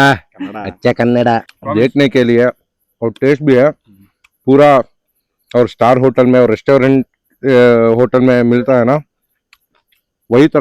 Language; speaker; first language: Hindi; non-native, local second language; Kannada